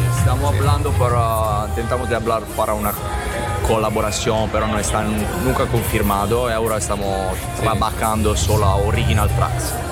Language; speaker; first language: Spanish; non-native, learner; Italian